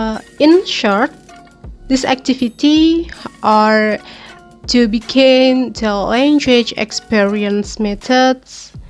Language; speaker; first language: English; non-native, learner; Indonesian